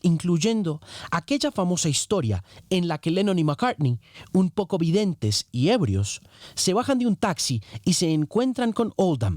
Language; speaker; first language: Spanish; native; Spanish